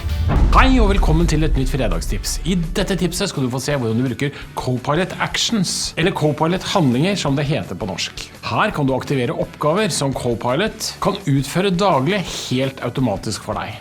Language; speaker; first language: Norwegian; native; Norwegian